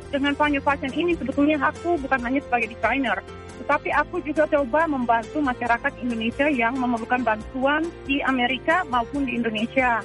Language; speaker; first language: Indonesian; native; Indonesian